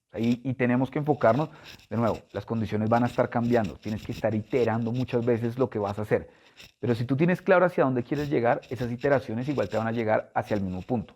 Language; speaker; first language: Spanish; native; Spanish